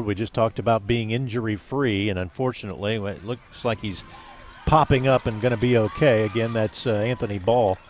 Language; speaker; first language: English; native; English